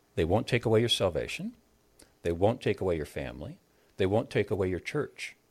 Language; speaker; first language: English; native; English